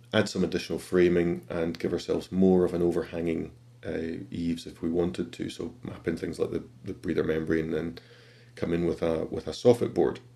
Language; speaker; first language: English; native; English